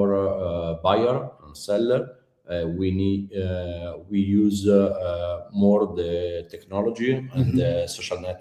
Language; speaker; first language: English; non-native, learner; Italian